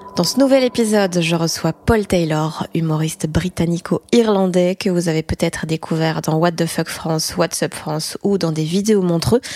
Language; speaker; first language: French; native; French